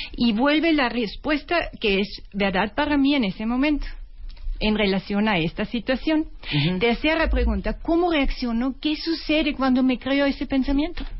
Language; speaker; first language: Spanish; non-native, fluent; German